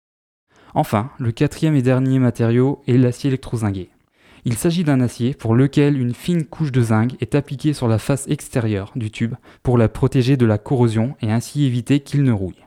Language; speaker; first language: French; native; French